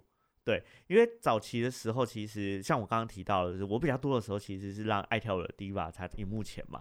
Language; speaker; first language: Chinese; native; Chinese